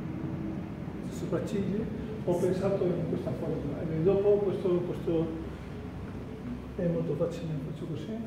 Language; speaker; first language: Italian; non-native, fluent; Spanish